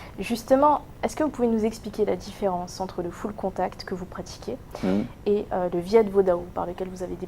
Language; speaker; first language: French; native; French